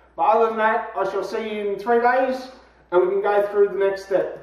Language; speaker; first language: English; native; English